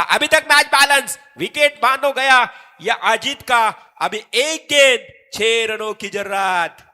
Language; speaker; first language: Hindi; non-native, local second language; Marathi